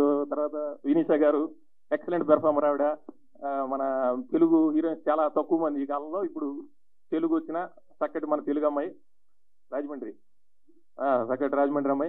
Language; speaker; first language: Telugu; native; Telugu